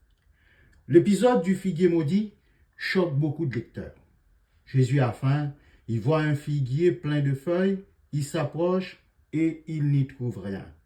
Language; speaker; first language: French; native; French